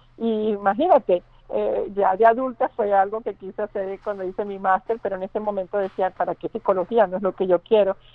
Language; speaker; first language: Spanish; native; Spanish